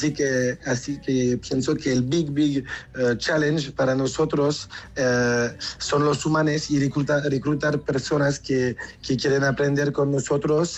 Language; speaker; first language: Spanish; non-native, learner; French